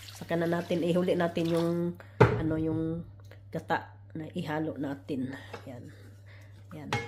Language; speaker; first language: Filipino; non-native, local second language; Cebuano